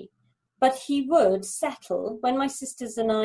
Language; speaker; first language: English; native; English